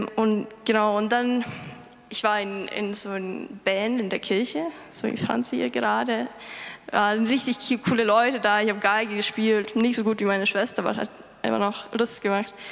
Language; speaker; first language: German; non-native, fluent; Lithuanian